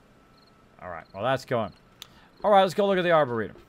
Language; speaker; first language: English; native; English